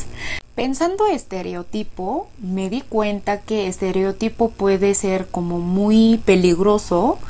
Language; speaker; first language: Spanish; non-native, fluent; Korean